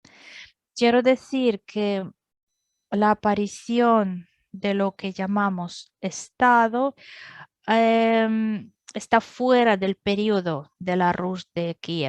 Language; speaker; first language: Spanish; non-native, fluent; Russian